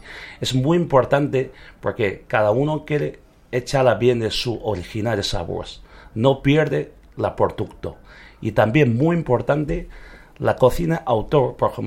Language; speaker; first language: Spanish; non-native, learner; Chinese